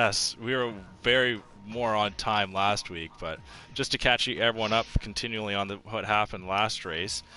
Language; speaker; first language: English; native; English